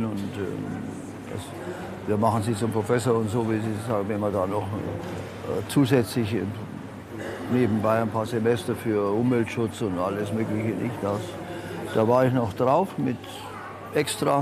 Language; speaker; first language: German; native; German